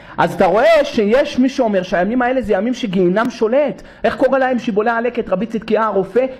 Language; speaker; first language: Hebrew; native; Hebrew